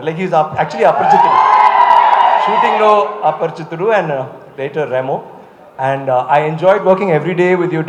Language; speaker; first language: Telugu; non-native, local second language; Tamil